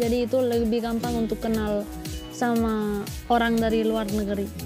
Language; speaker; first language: Indonesian; non-native, fluent; Spanish